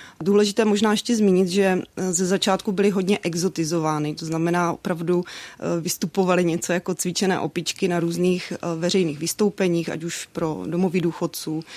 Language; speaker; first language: Czech; native; Czech